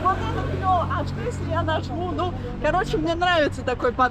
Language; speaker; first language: Russian; native; Russian